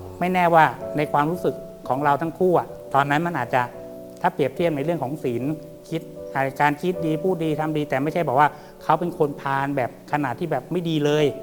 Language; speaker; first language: Thai; native; Thai